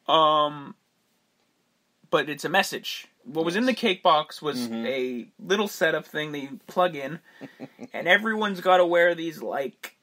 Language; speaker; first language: English; native; English